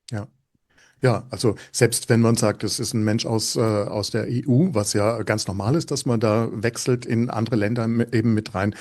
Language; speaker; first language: German; native; German